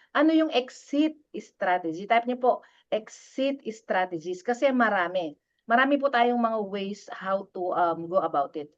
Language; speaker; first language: Filipino; non-native, local second language; Pampanga